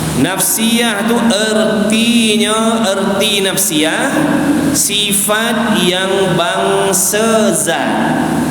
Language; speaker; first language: Malay; native; Malay